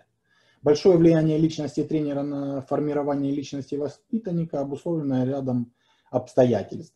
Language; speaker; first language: Russian; native; Russian